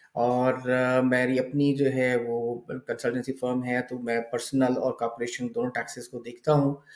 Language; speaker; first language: Urdu; native; Urdu